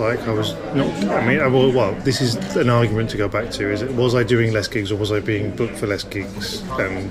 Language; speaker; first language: English; native; English